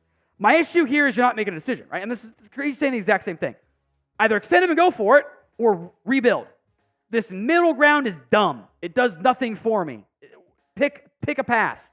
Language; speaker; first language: English; native; English